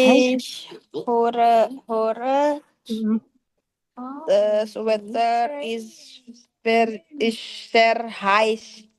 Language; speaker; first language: German; non-native, learner; Indonesian